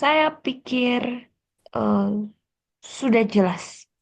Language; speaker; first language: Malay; non-native, fluent; Korean